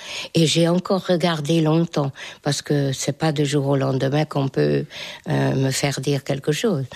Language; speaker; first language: French; non-native, fluent; Hungarian